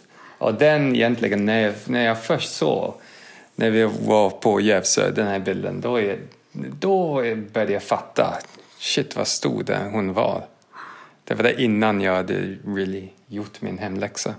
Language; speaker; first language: Swedish; non-native, fluent; English